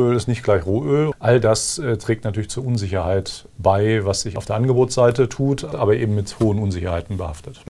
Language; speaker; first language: German; native; German